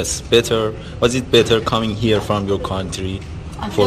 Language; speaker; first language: English; non-native, learner; Persian